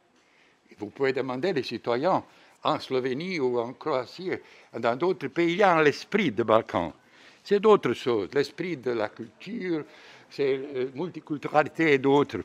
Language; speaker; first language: French; non-native, fluent; Bosnian